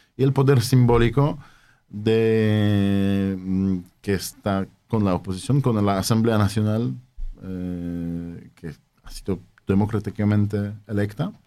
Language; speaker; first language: Spanish; non-native, fluent; Polish